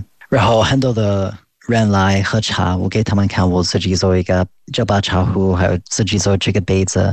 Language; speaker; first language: Chinese; non-native, fluent; English